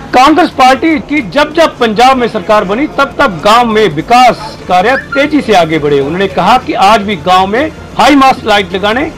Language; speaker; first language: Hindi; non-native, local second language; Punjabi